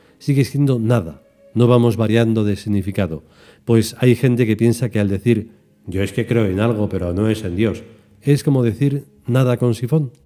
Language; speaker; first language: Spanish; native; Spanish